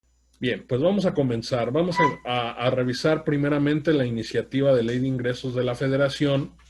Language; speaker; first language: Spanish; native; Spanish